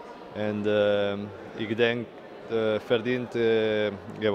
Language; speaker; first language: Dutch; non-native, learner; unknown